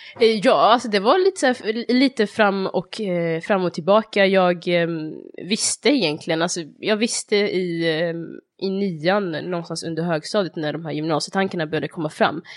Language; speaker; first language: Swedish; early bilingual, other home language; Somali